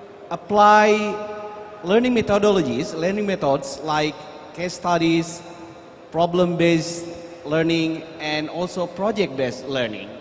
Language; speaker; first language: English; non-native, fluent; Indonesian